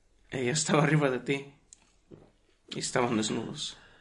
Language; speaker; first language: Spanish; early bilingual, other home language; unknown